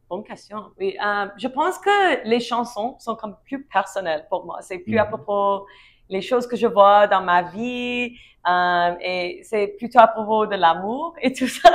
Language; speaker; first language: French; non-native, learner; English